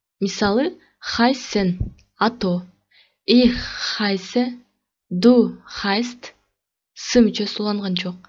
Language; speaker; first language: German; non-native, learner; Kyrgyz